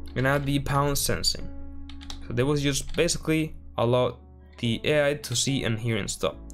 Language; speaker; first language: English; non-native, fluent; Spanish